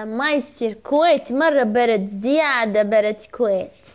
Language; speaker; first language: Arabic; non-native, learner; Turkish